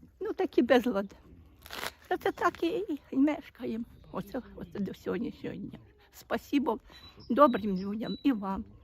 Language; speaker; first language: Ukrainian; native; Ukrainian